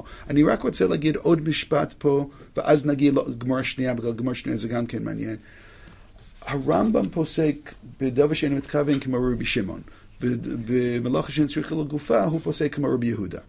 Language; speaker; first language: Hebrew; non-native, fluent; English